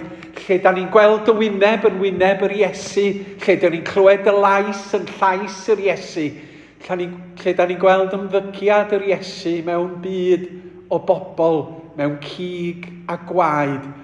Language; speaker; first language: Welsh; native; Welsh